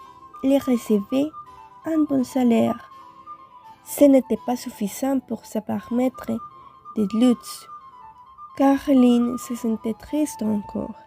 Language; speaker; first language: French; non-native, fluent; Spanish